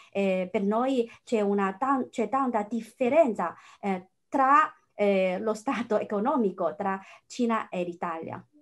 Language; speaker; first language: Italian; non-native, fluent; Chinese